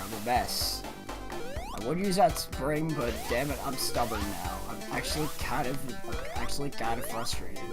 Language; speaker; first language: English; native; English